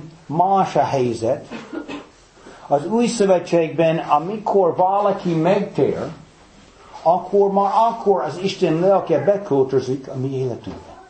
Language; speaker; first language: Hungarian; non-native, fluent; English